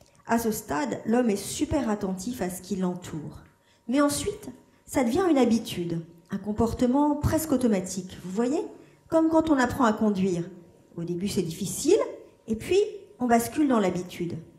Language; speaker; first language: French; native; French